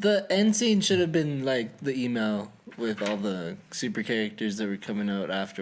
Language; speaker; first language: English; native; English